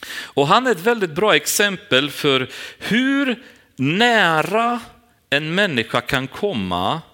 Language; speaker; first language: Swedish; non-native, fluent; Romanian